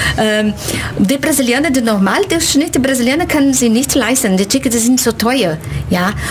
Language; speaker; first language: German; non-native, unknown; Portuguese